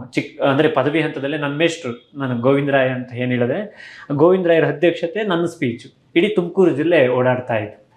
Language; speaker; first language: Kannada; native; Kannada